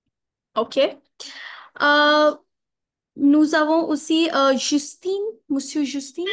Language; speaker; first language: French; non-native, learner; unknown